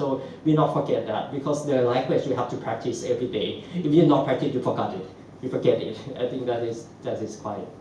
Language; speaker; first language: English; non-native, learner; Thai